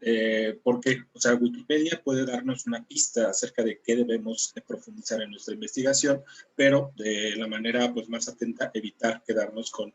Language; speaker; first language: Spanish; native; Spanish